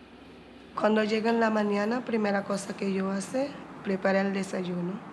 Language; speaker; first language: Spanish; non-native, fluent; Haitian Creole